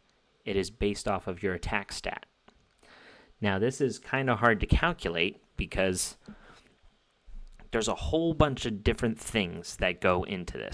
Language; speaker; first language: English; native; English